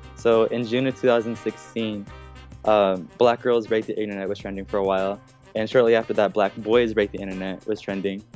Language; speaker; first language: English; native; English